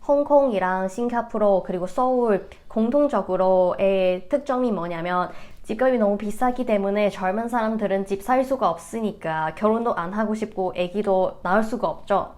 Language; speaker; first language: Korean; non-native, fluent; Cantonese